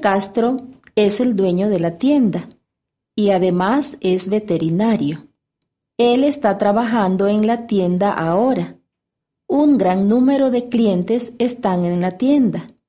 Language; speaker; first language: Spanish; native; Spanish